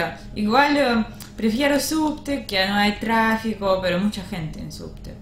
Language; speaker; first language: Spanish; non-native, learner; Russian